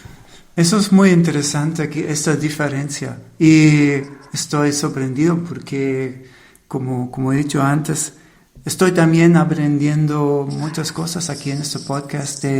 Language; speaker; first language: Spanish; non-native, fluent; German